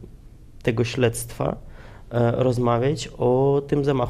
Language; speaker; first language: Polish; non-native, fluent; Ukrainian